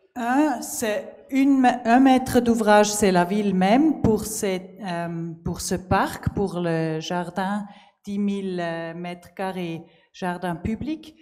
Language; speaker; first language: French; non-native, learner; German